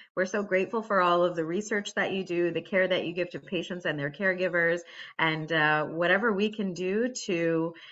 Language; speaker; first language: English; native; English